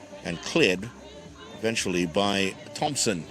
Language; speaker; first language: English; native; English